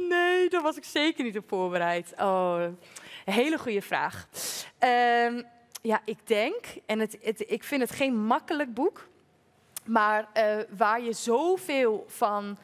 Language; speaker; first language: Dutch; native; Dutch